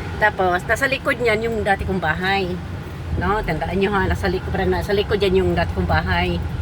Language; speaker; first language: Filipino; non-native, local second language; Cebuano